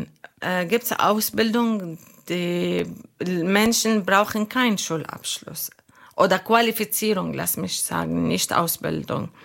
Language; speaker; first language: German; non-native, local second language; Arabic